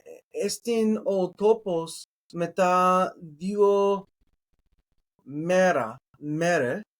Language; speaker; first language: Greek; non-native, learner; English